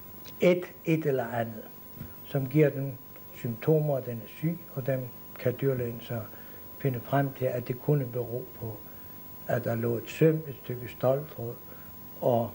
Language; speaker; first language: Danish; native; Danish